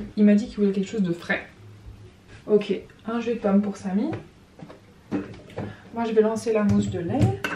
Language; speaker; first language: French; native; French